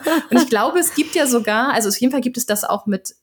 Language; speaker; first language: German; native; German